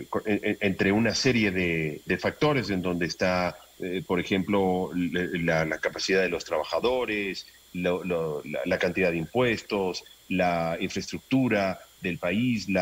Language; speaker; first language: Spanish; native; Spanish